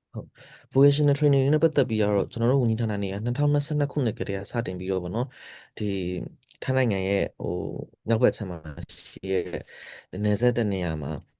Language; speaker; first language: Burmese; non-native, local second language; S'gaw Karen